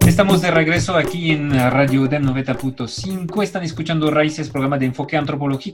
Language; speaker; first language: Spanish; native; Spanish